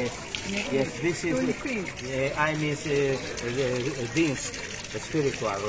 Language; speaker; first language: English; non-native, learner; Hungarian